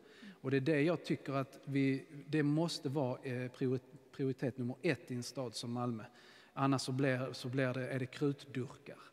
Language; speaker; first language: Swedish; native; Swedish